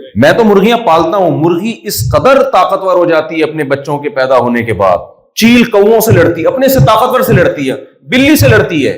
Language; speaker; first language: Urdu; native; Urdu